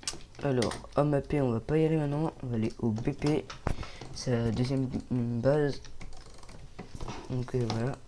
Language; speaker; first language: French; native; French